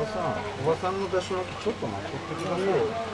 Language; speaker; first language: Japanese; native; Japanese